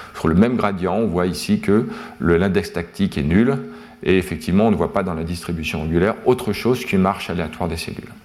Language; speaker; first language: French; native; French